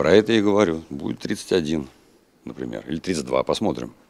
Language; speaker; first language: Russian; native; Russian